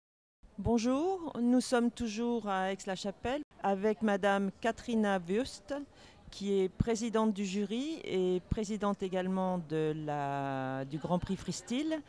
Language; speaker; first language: French; native; French